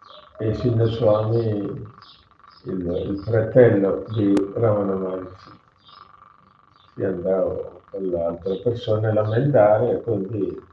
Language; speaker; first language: Italian; non-native, learner; Hindi